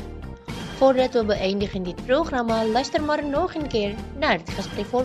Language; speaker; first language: Dutch; non-native, learner; Indonesian